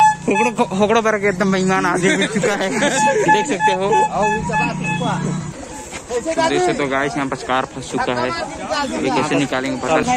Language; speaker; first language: Hindi; native; Hindi